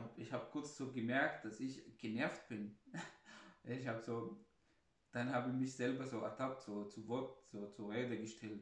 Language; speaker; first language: German; non-native, fluent; Arabic